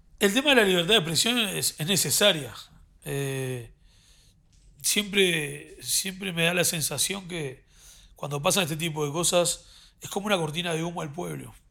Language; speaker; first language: Spanish; native; Spanish